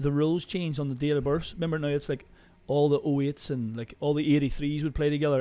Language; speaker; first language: English; native; English